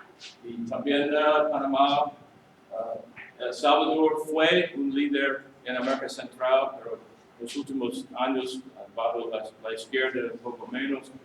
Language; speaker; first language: Spanish; non-native, learner; English